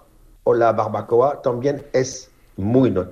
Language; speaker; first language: Spanish; non-native, learner; French